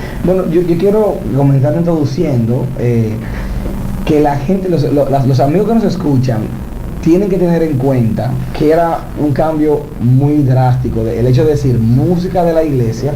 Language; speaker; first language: Spanish; native; Spanish